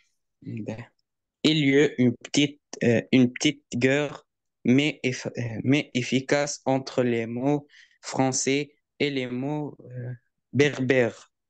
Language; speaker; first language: French; non-native, learner; Arabic